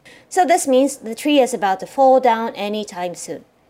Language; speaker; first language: English; non-native, fluent; Japanese